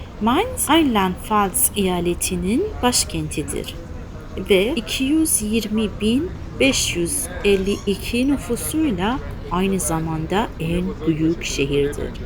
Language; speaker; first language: Turkish; non-native, fluent; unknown